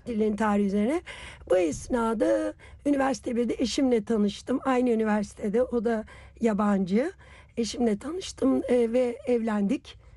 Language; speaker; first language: Turkish; native; Turkish